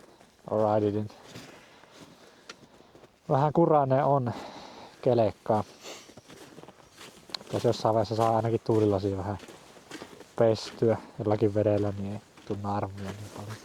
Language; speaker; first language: Finnish; native; Finnish